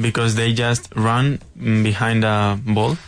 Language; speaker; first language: English; non-native, learner; Spanish